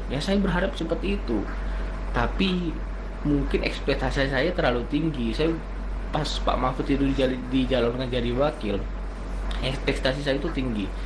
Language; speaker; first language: Indonesian; non-native, local second language; Madurese